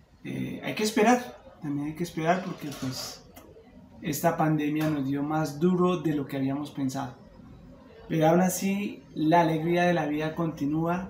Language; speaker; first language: Spanish; native; Spanish